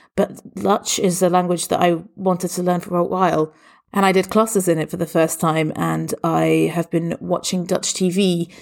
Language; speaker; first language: English; native; English